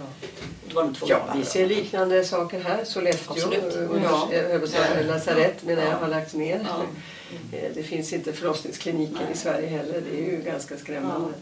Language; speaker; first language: Swedish; native; Swedish